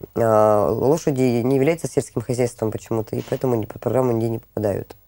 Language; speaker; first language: Russian; native; Russian